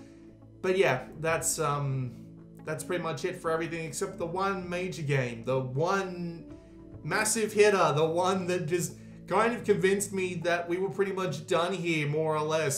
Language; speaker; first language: English; native; English